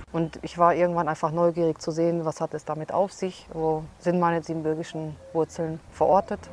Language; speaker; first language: German; early bilingual, other home language; Hungarian